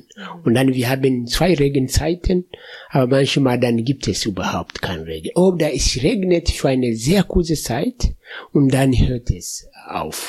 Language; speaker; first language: German; non-native, fluent; Swahili